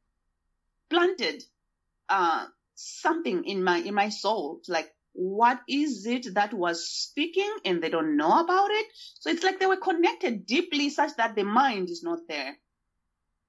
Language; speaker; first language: English; non-native, local second language; Shona